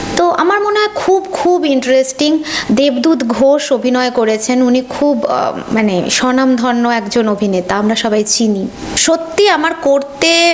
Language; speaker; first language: Bangla; native; Bangla